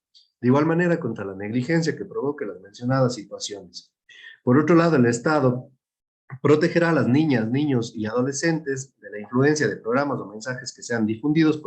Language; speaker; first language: Spanish; native; Spanish